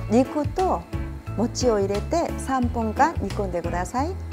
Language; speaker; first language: Japanese; non-native, fluent; Korean